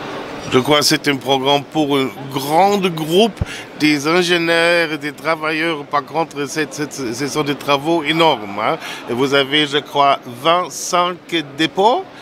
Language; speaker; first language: French; non-native, fluent; German